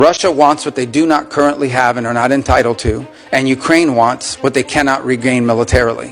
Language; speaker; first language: English; native; English